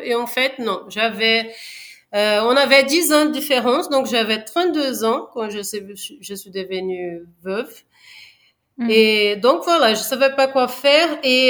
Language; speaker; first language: French; non-native, fluent; Portuguese